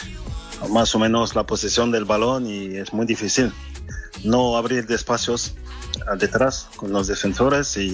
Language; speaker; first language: Spanish; non-native, learner; French